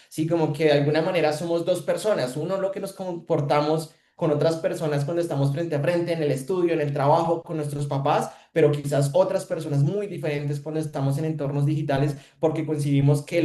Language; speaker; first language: Spanish; native; Spanish